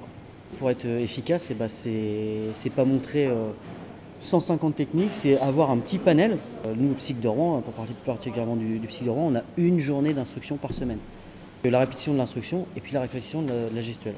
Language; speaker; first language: French; native; French